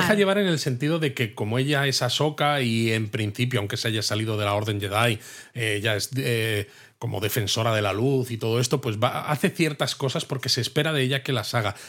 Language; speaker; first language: Spanish; native; Spanish